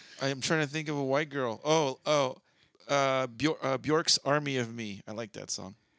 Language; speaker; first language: English; native; English